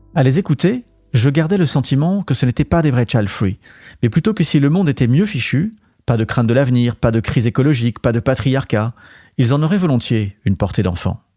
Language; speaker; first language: French; native; French